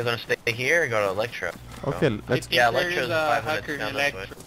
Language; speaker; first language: English; native; English